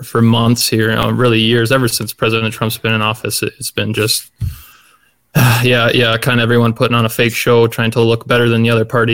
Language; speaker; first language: English; native; English